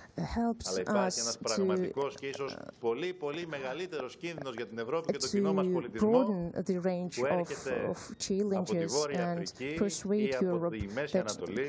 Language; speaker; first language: Greek; native; Greek